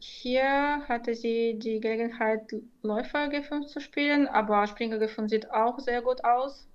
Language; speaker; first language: German; non-native, fluent; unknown